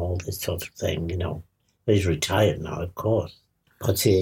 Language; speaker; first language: English; native; English